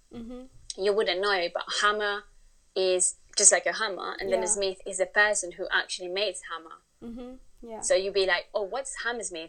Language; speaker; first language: English; non-native, fluent; Spanish